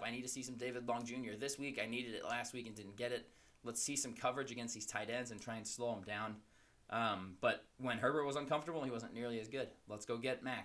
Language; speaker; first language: English; native; English